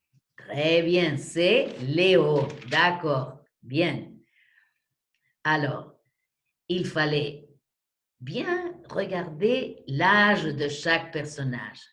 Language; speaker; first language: French; non-native, fluent; Spanish